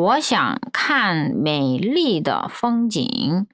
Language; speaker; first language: Chinese; non-native, fluent; Korean